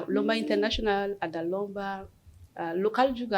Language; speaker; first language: Indonesian; non-native, learner; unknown